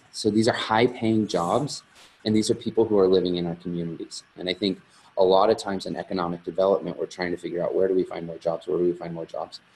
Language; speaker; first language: English; native; English